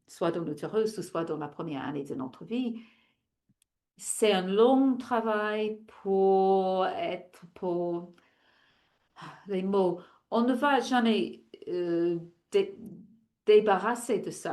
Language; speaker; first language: French; non-native, fluent; English